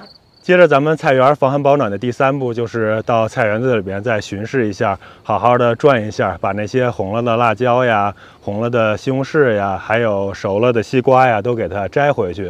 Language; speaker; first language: Chinese; native; Chinese